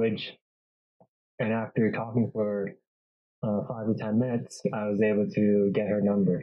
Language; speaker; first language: English; native; English